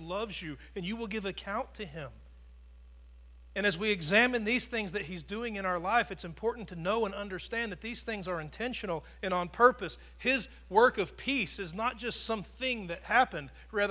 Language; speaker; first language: English; native; English